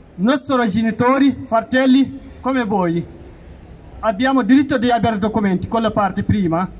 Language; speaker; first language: Italian; non-native, learner; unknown